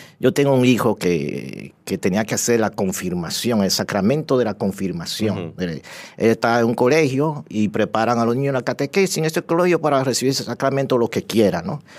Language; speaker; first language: Spanish; native; Spanish